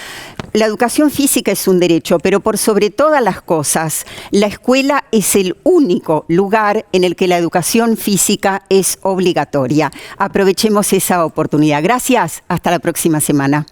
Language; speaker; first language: Spanish; native; Spanish